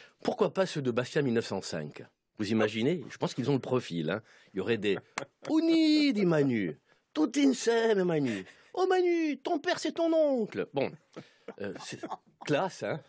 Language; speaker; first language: French; native; French